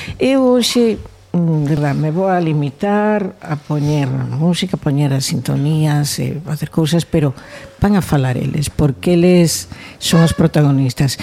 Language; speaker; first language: Galician; native; Galician